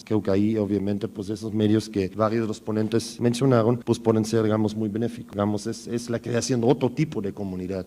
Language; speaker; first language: Spanish; native; Spanish